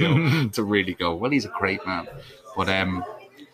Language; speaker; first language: English; native; English